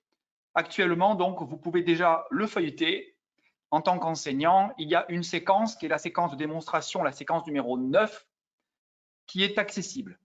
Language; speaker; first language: French; native; French